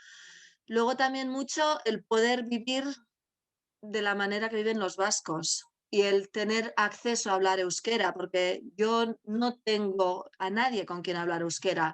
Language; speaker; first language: Spanish; non-native, local second language; Basque